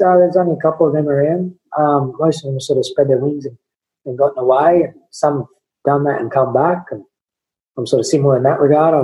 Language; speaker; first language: English; native; English